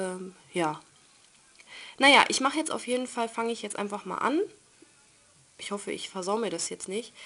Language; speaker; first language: German; native; German